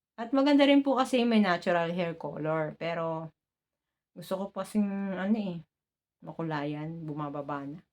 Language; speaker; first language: Filipino; native; Filipino